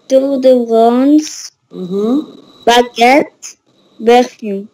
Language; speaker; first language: French; non-native, learner; Arabic